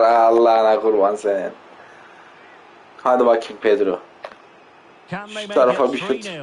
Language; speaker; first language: Turkish; native; Turkish